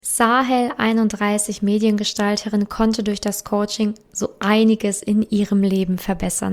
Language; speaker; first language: German; native; German